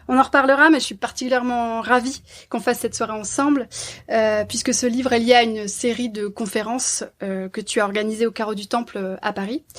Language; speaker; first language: French; native; French